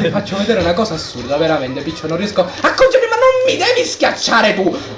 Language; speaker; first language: Italian; native; Italian